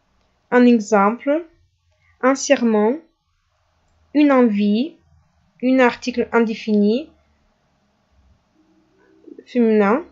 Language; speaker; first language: French; non-native, fluent; Russian